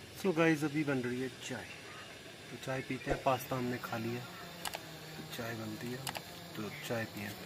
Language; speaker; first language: Hindi; non-native, local second language; Punjabi